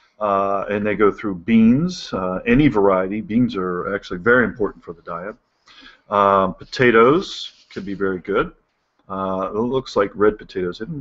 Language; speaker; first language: English; native; English